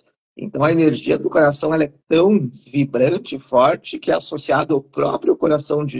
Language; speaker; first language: Portuguese; native; Portuguese